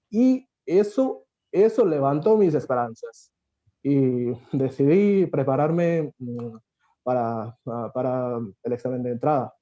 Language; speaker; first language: Spanish; non-native, fluent; Bangla